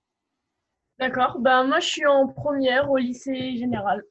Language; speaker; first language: French; native; French